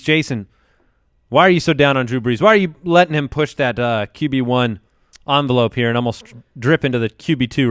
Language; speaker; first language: English; native; English